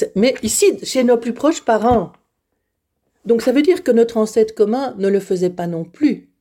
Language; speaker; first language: French; native; French